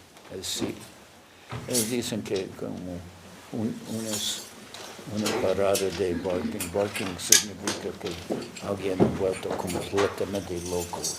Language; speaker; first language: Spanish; non-native, learner; English